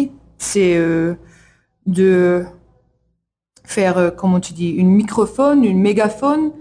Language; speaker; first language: French; non-native, learner; English